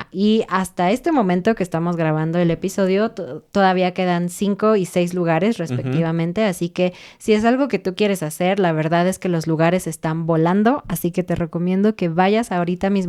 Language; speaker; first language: Spanish; native; Spanish